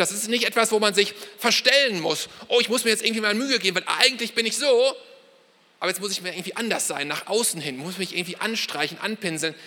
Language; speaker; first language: German; native; German